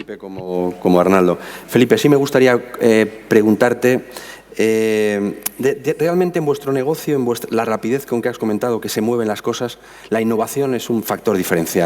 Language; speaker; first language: Spanish; native; Spanish